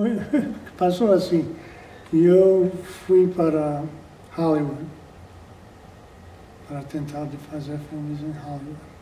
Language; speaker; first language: Portuguese; non-native, fluent; English